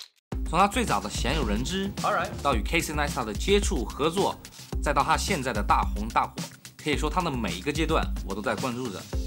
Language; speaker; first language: Chinese; native; Chinese